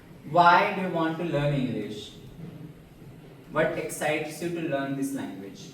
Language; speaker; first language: English; non-native, fluent; Hindi